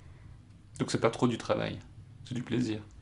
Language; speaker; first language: French; native; French